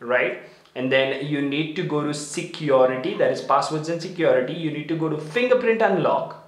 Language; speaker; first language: English; non-native, local second language; Hindi